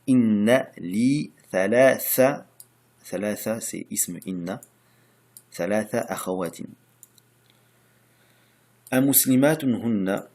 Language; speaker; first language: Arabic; non-native, fluent; French